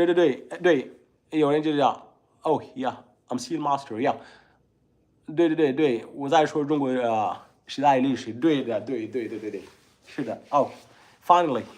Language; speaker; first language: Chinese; non-native, learner; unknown